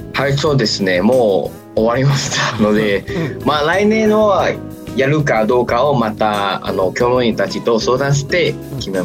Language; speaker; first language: Japanese; non-native, fluent; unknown